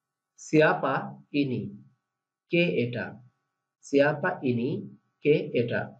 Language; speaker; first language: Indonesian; non-native, learner; Bangla